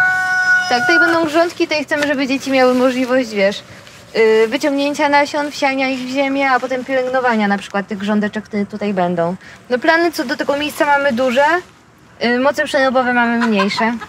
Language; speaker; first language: Polish; native; Polish